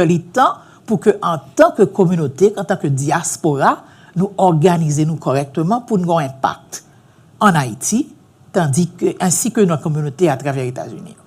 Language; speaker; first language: Haitian Creole; early bilingual, heritage; Haitian Creole